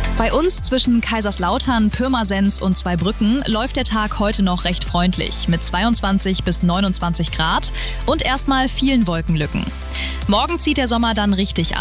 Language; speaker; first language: German; native; German